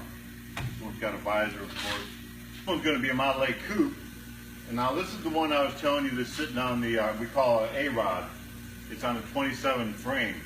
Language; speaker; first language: English; native; English